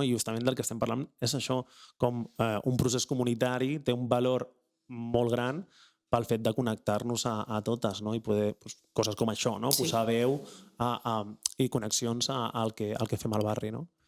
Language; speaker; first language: Catalan; native; Catalan